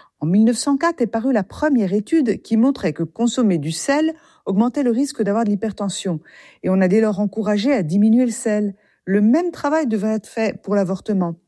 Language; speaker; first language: French; native; French